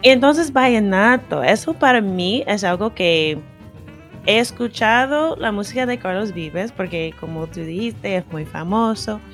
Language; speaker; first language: Spanish; non-native, fluent; English